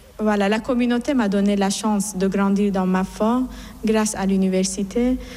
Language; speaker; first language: French; non-native, fluent; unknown